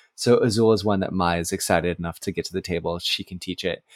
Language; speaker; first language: English; native; English